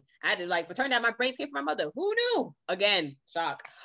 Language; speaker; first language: English; native; English